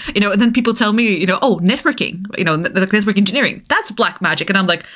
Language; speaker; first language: English; non-native, fluent; Bulgarian